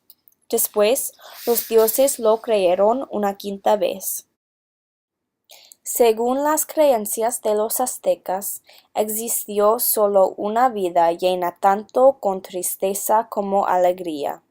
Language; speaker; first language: Spanish; non-native, learner; English